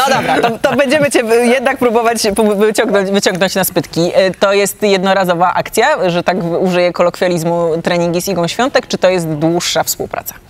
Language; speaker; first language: Polish; native; Polish